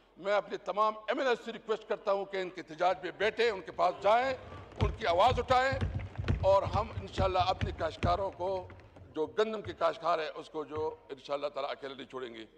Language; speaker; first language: Urdu; non-native, local second language; Pashto